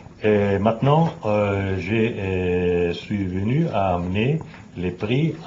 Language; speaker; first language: French; non-native, learner; Italian